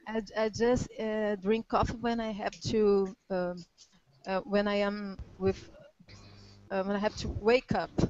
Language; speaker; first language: English; non-native, learner; Portuguese